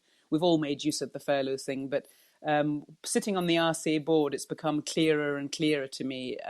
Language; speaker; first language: English; native; English